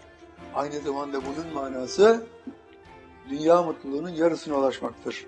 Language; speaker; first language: Turkish; native; Turkish